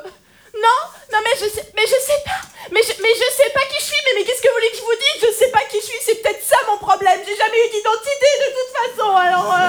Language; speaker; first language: French; native; French